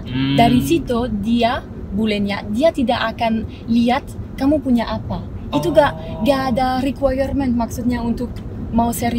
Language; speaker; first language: Indonesian; non-native, fluent; French